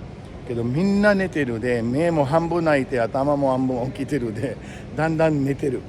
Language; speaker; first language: Japanese; non-native, fluent; Urdu